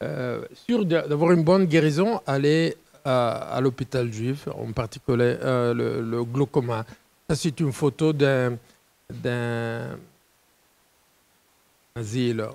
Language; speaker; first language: French; non-native, fluent; Italian